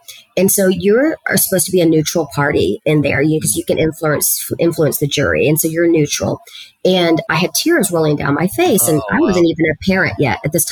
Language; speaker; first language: English; early bilingual, other home language; Spanish